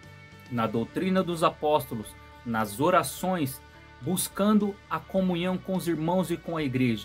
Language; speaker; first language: Portuguese; native; Portuguese